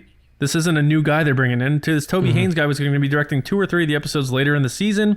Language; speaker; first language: English; native; English